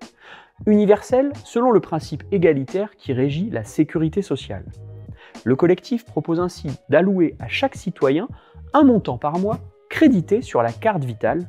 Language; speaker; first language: French; native; French